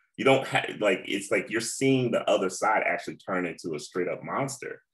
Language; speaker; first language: English; native; English